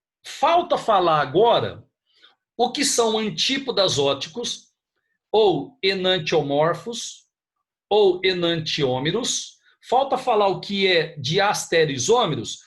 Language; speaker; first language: Portuguese; native; Portuguese